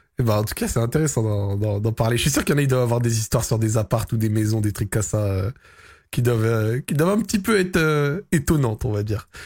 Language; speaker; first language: French; native; French